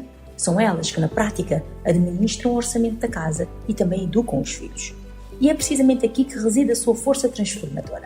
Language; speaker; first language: Portuguese; non-native, local second language; Kabuverdianu